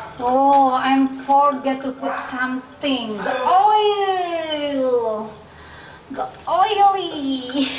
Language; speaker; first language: English; non-native, learner; Indonesian